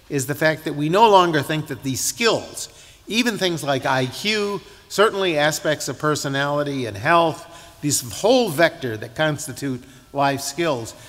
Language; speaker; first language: English; native; English